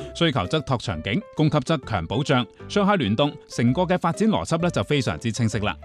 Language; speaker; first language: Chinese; non-native, local second language; Cantonese